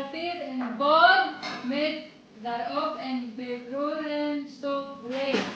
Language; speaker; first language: Dutch; non-native, learner; Filipino